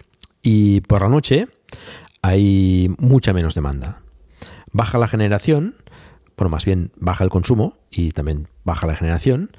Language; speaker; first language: Spanish; native; Spanish